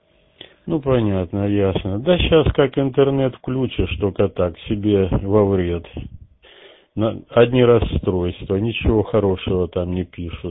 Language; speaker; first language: Russian; native; Russian